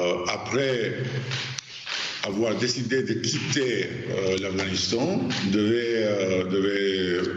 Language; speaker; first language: French; non-native, fluent; Albanian